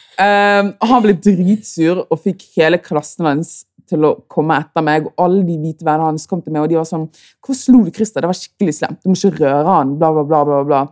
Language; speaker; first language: Norwegian; early bilingual, other home language; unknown